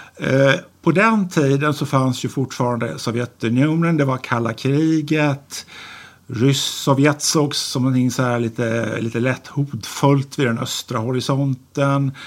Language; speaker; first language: Swedish; native; Swedish